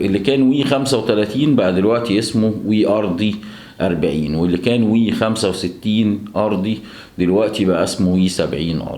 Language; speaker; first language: Arabic; native; Arabic